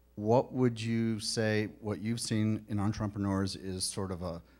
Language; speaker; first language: English; native; English